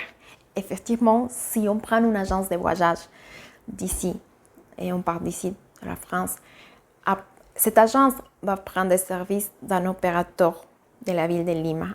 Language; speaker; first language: French; non-native, fluent; Spanish